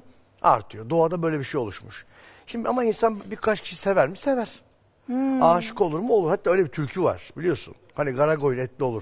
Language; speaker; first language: Turkish; native; Turkish